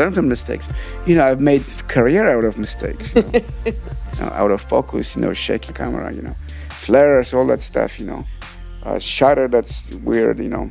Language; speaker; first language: English; non-native, fluent; Polish